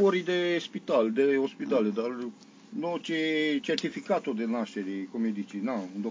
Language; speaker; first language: Italian; non-native, learner; Romanian